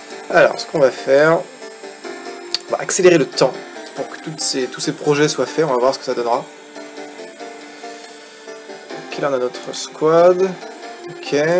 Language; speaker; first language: French; native; French